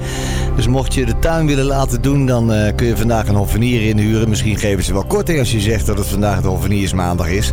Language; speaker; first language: Dutch; native; Dutch